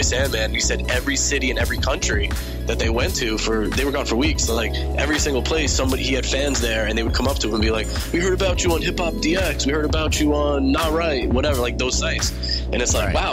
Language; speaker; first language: English; native; English